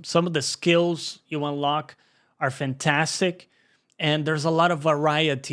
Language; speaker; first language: English; native; English